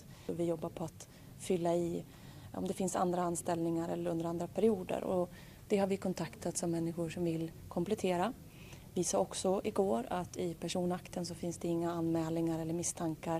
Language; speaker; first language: Swedish; native; Swedish